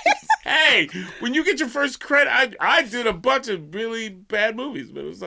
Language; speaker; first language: English; native; English